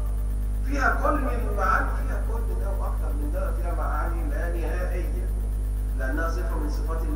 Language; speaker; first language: Arabic; native; Arabic